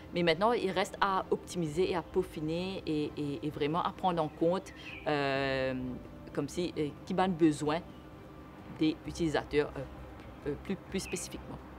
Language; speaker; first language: French; non-native, local second language; Morisyen